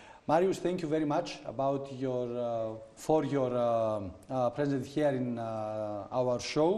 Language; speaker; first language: English; non-native, fluent; Greek